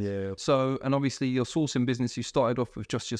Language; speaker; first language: English; native; English